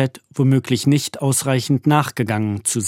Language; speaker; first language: German; native; German